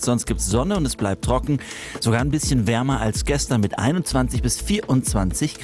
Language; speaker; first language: German; native; German